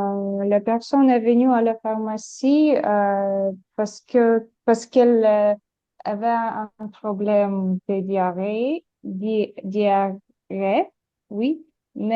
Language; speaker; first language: French; non-native, learner; Ukrainian